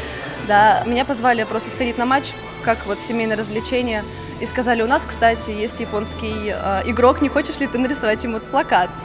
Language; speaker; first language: Russian; native; Russian